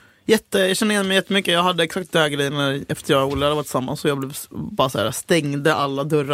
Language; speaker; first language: Swedish; native; Swedish